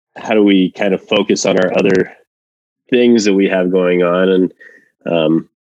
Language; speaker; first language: English; non-native, fluent; Spanish